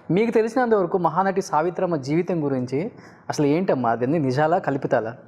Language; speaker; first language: Telugu; native; Telugu